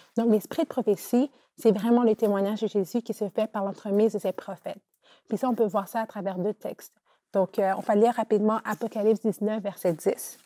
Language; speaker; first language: French; native; French